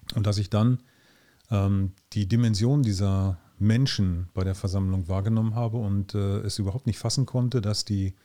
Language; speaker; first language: German; native; German